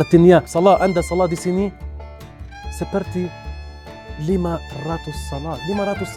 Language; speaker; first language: Indonesian; non-native, learner; Arabic